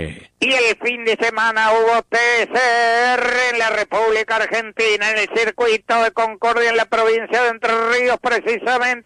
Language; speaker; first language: Spanish; native; Spanish